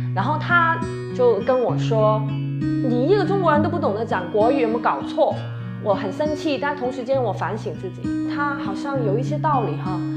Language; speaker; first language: Chinese; non-native, local second language; Cantonese